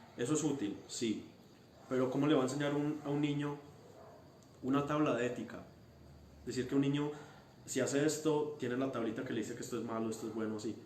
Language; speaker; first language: Spanish; early bilingual, heritage; Spanish